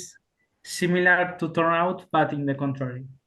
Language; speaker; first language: English; non-native, learner; Spanish